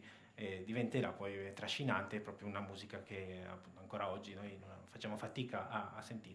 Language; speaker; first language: Italian; native; Italian